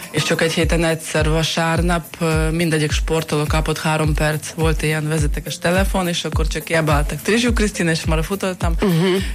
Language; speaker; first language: Hungarian; non-native, fluent; Russian